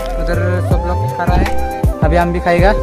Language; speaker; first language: Hindi; non-native, local second language; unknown